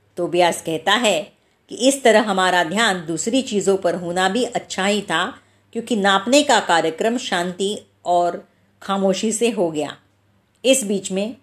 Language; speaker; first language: Hindi; non-native, local second language; Marathi